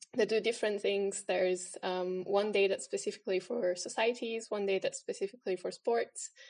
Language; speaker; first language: English; non-native, fluent; Italian